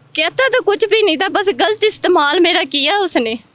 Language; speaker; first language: Urdu; non-native, local second language; Punjabi